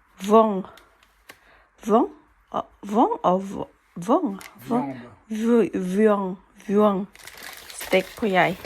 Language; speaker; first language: French; non-native, learner; Thai